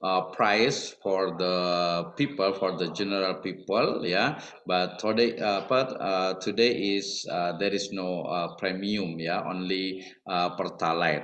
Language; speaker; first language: English; non-native, learner; Indonesian